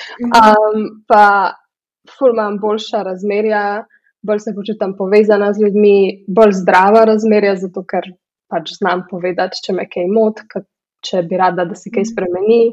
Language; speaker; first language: Slovenian; early bilingual, heritage; Slovenian